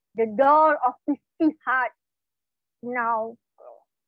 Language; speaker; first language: English; non-native, fluent; Indonesian